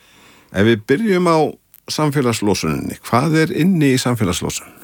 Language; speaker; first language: Icelandic; native; Icelandic